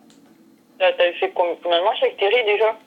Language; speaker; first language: French; native; French